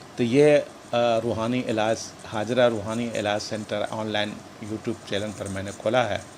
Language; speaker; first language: Urdu; native; Urdu